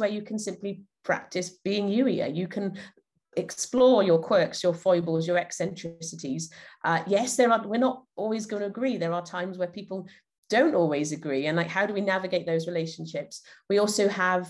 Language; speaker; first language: English; native; English